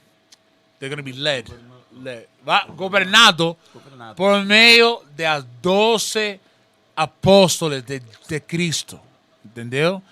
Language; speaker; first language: Portuguese; non-native, learner; Spanish